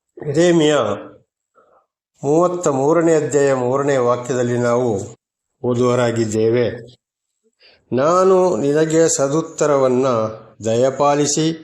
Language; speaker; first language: Kannada; native; Kannada